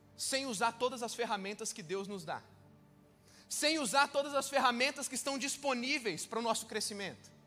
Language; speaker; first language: Portuguese; native; Portuguese